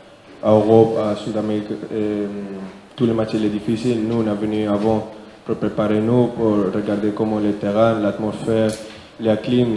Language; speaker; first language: French; non-native, learner; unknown